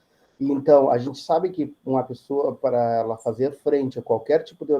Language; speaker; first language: Portuguese; native; Portuguese